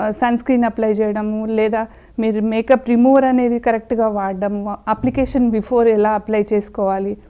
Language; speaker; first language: Telugu; native; Telugu